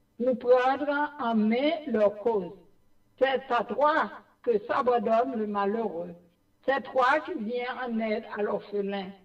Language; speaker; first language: French; non-native, local second language; Haitian Creole